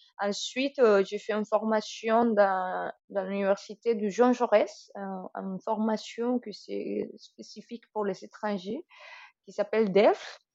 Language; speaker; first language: French; non-native, fluent; Spanish